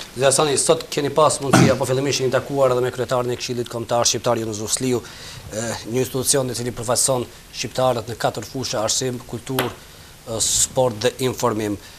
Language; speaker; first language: Albanian; native; Albanian